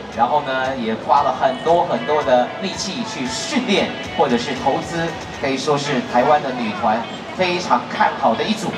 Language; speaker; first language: Chinese; native; Chinese